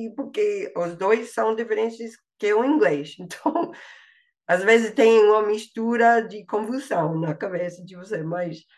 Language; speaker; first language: Portuguese; non-native, fluent; English